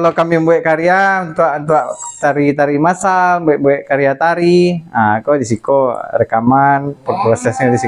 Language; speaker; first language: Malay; non-native, local second language; Minangkabau